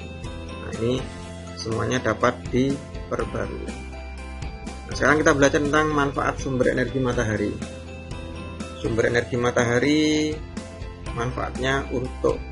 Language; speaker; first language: Indonesian; native; Indonesian